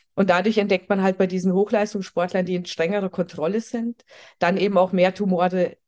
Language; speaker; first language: German; native; German